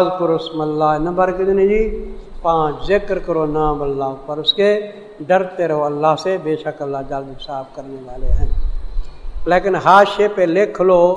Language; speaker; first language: Urdu; non-native, local second language; Saraiki